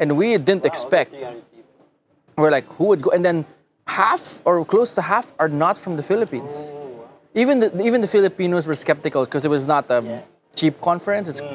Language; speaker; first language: English; non-native, local second language; Filipino